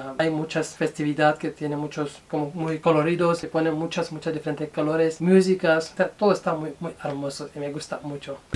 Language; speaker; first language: Spanish; non-native, learner; Urdu